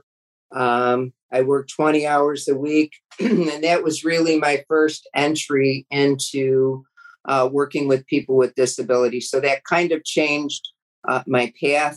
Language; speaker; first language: English; native; English